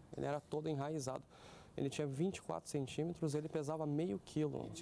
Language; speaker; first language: Portuguese; native; Portuguese